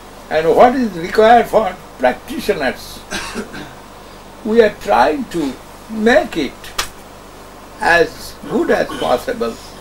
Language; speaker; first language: English; non-native, local second language; Bangla